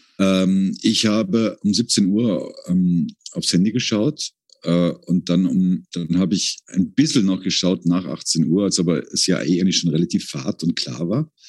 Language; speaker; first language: German; native; German